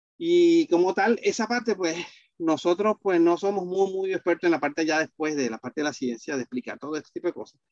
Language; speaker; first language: Spanish; native; Spanish